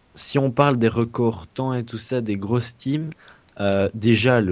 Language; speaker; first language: French; native; French